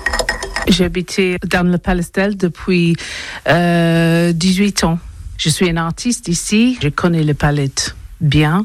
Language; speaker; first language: French; non-native, learner; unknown